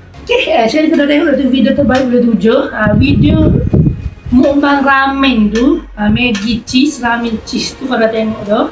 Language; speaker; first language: Malay; native; Malay